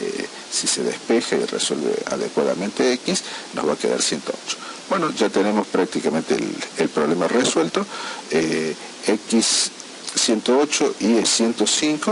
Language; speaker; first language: Spanish; native; Spanish